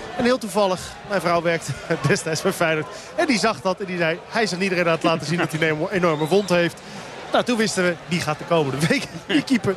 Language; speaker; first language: Dutch; native; Dutch